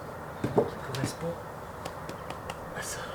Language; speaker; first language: French; native; French